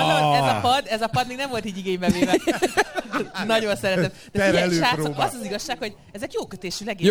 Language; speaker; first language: Hungarian; native; Hungarian